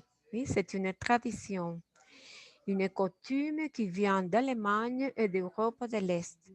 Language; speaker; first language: French; non-native, fluent; Spanish